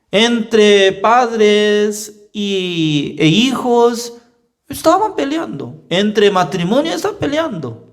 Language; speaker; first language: Spanish; non-native, fluent; Korean